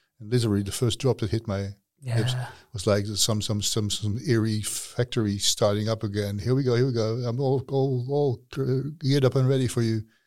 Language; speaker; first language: English; non-native, fluent; Dutch